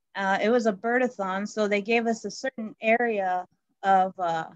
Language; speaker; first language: English; native; English